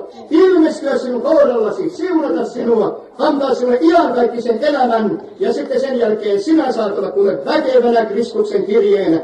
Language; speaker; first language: Finnish; native; Finnish